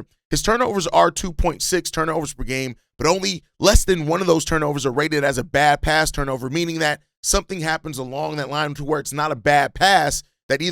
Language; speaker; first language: English; native; English